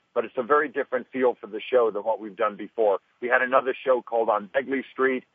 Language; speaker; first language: English; native; English